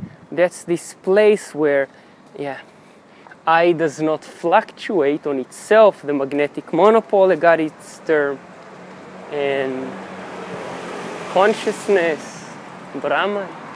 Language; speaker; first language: English; non-native, fluent; Hebrew